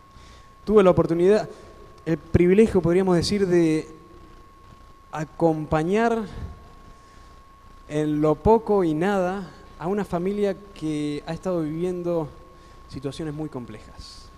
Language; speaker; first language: Spanish; native; Spanish